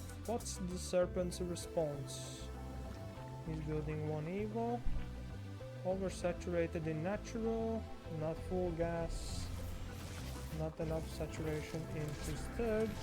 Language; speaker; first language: English; non-native, fluent; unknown